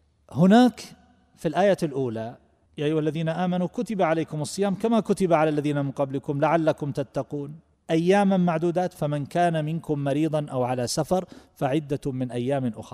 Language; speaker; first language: Arabic; native; Arabic